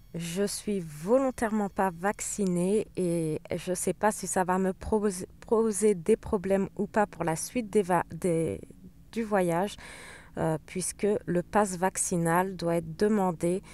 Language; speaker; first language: French; native; French